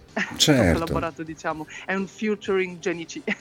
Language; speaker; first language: Italian; native; Italian